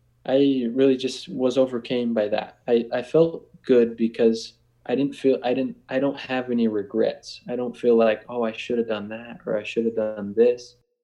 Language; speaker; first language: English; native; English